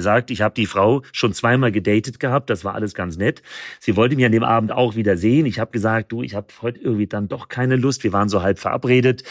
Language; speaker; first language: German; native; German